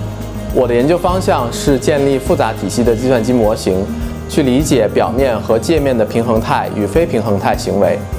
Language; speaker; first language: Chinese; native; Chinese